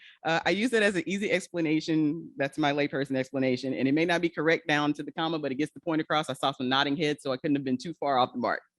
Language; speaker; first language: English; native; English